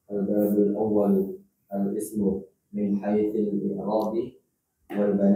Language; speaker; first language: Arabic; non-native, learner; Indonesian